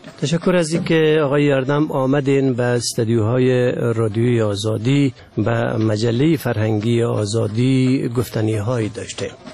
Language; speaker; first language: Persian; native; Persian